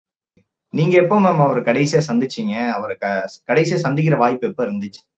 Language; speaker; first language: Tamil; native; Tamil